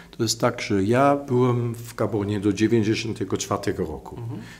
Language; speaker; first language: Polish; non-native, fluent; German